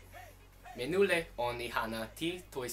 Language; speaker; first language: Finnish; non-native, learner; English